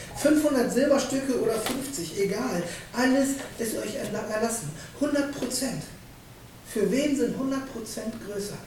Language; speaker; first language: German; native; German